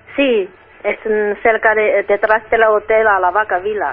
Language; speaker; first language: Spanish; non-native, fluent; Chinese